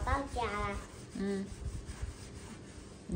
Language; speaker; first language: Chinese; native; Chinese